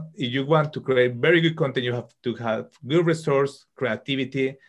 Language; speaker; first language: English; non-native, fluent; Spanish